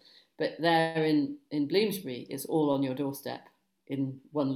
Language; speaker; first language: English; native; English